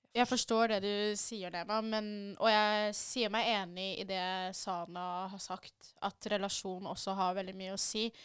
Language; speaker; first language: Norwegian; early bilingual, other home language; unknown